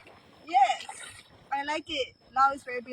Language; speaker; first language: English; non-native, fluent; German